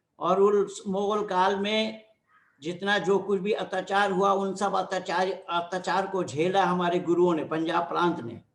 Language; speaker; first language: Hindi; non-native, local second language; Bangla